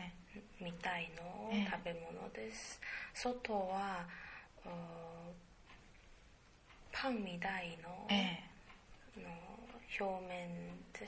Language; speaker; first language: Japanese; non-native, learner; Chinese